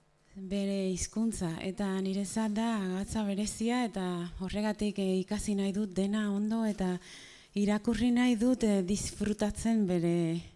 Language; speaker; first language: Basque; non-native, learner; Spanish